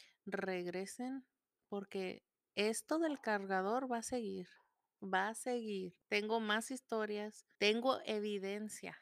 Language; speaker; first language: Spanish; early bilingual, heritage; Spanish